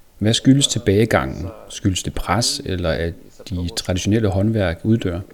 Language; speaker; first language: Danish; native; Danish